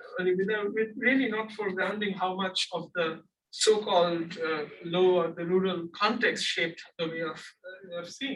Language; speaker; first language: English; non-native, local second language; Bangla